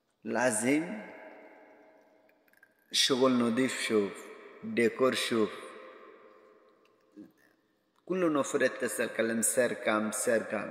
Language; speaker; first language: Arabic; non-native, learner; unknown